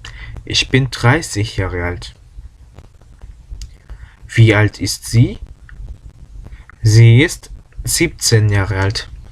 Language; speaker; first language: German; non-native, fluent; Korean